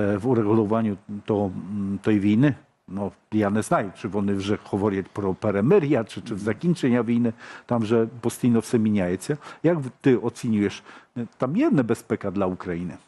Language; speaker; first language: Polish; non-native, learner; Ukrainian